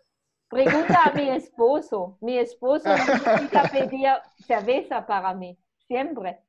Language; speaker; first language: Spanish; non-native, fluent; German